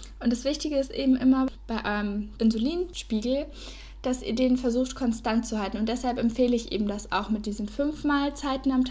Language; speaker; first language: German; native; German